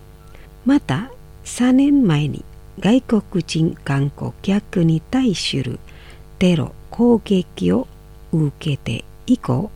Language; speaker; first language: Japanese; non-native, fluent; Indonesian